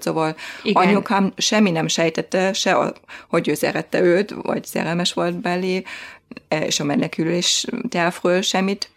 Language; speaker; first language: Hungarian; non-native, fluent; German